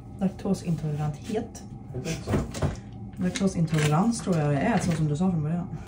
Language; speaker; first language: Swedish; native; Swedish